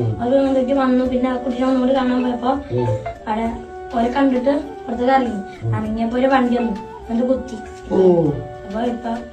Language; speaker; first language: Malayalam; non-native, local second language; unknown